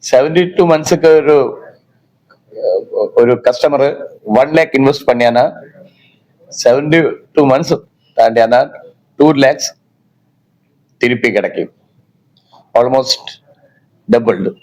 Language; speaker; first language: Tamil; non-native, local second language; Malayalam